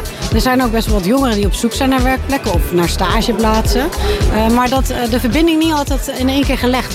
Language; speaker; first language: Dutch; native; Dutch